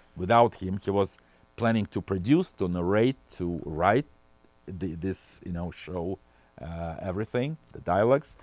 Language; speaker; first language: English; non-native, fluent; Russian